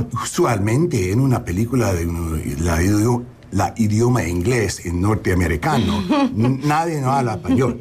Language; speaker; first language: Spanish; non-native, learner; English